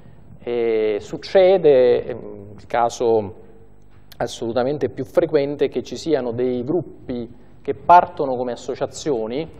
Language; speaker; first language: Italian; native; Italian